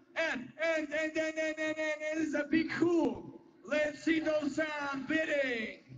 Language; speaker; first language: English; non-native, learner; Russian